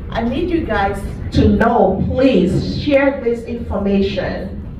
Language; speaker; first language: English; native; English